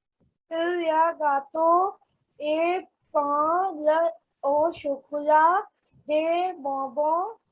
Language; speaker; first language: French; non-native, learner; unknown